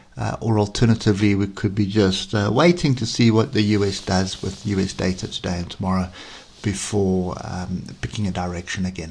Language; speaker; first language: English; native; English